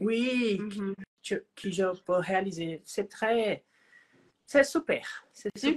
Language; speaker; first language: French; non-native, learner; Portuguese